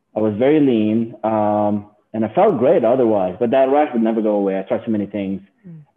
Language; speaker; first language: English; non-native, fluent; Arabic